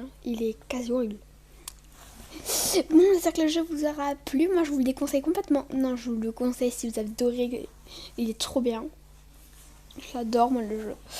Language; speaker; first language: French; native; French